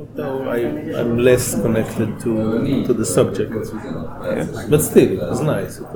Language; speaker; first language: English; non-native, fluent; Hebrew